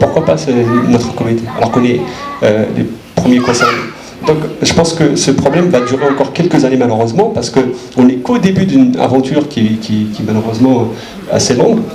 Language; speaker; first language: French; native; French